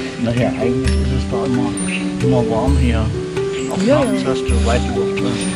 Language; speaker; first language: German; native; German